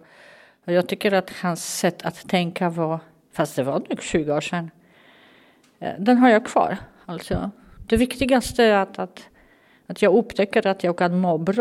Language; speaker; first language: Swedish; non-native, fluent; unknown